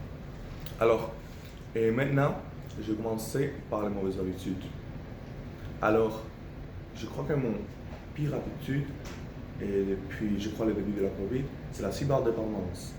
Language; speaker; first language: French; non-native, fluent; Spanish